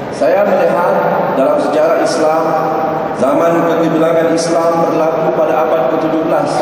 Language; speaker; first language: Malay; native; Malay